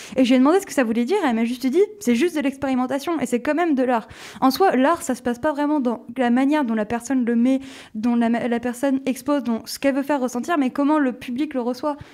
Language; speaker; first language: French; native; French